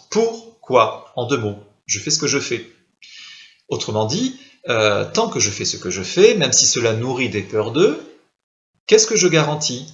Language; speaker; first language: French; native; French